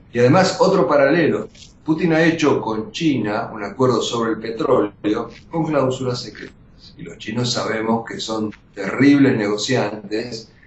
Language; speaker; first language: Spanish; early bilingual, other home language; Russian